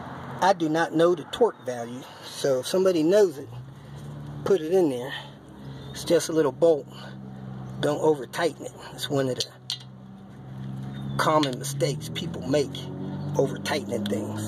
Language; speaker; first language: English; native; English